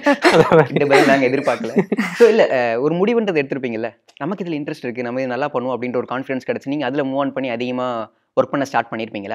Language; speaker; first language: Tamil; native; Tamil